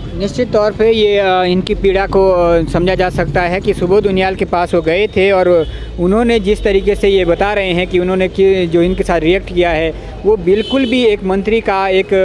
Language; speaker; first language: Hindi; native; Hindi